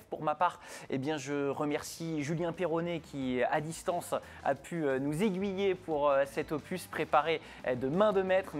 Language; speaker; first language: French; native; French